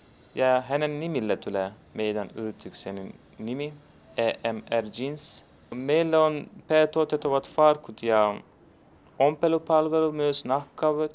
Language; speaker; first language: Finnish; non-native, learner; Turkish